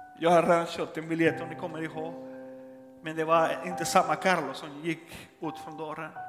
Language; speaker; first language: Swedish; non-native, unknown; Spanish